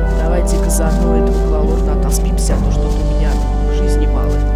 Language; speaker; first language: Russian; native; Russian